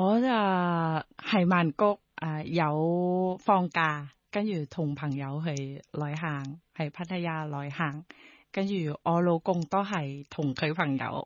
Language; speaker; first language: Cantonese; non-native, learner; Thai